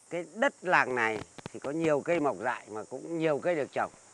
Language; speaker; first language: Vietnamese; native; Vietnamese